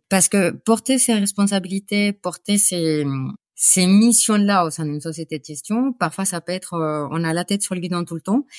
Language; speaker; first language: French; non-native, fluent; Spanish